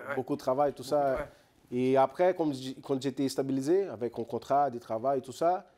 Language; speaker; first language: French; non-native, learner; Portuguese